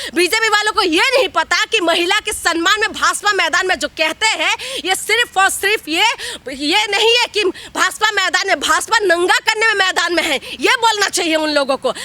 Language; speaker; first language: Hindi; non-native, local second language; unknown